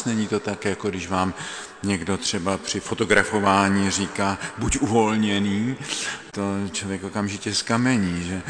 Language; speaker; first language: Czech; native; Czech